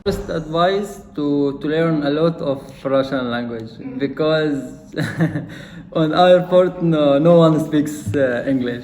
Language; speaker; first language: English; non-native, learner; Arabic